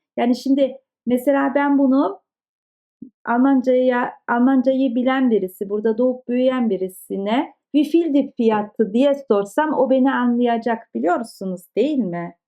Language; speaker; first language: Turkish; early bilingual, heritage; Turkish